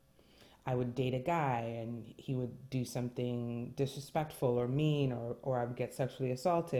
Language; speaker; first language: English; early bilingual, other home language; French